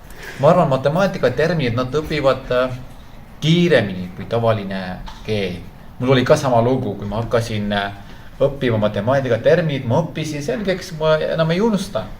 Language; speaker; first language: Estonian; non-native, fluent; Turkish